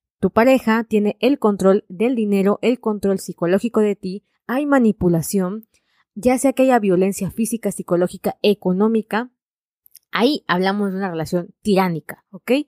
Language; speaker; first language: Spanish; native; Spanish